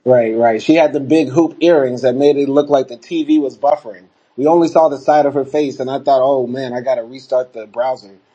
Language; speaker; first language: English; native; English